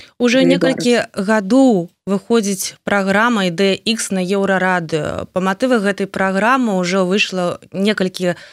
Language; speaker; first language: Belarusian; native; Belarusian